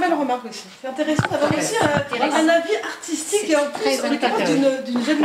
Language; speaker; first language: French; native; French